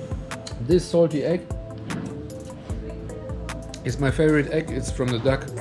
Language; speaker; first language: English; non-native, fluent; German